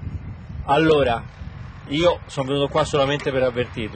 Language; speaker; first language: Italian; native; Italian